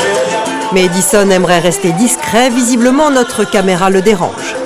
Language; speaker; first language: French; native; French